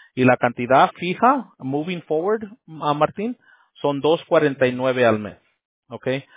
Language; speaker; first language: Spanish; early bilingual, heritage; Spanish